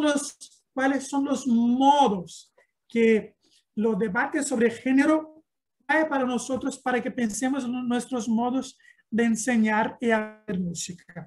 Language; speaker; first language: Spanish; non-native, learner; Portuguese